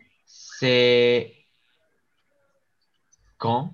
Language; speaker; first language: French; non-native, learner; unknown